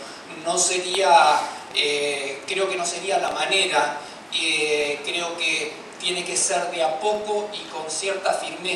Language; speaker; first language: Spanish; native; Spanish